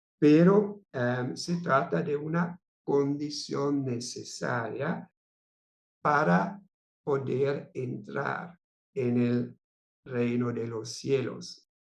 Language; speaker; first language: Spanish; non-native, fluent; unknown